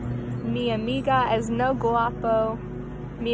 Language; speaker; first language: Spanish; non-native, learner; English